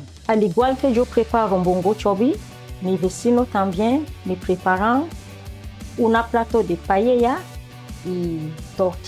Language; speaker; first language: Spanish; non-native, learner; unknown